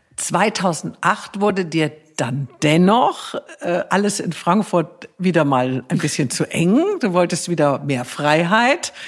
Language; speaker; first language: German; native; German